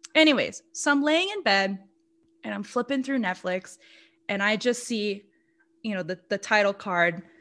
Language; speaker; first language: English; non-native, fluent; Portuguese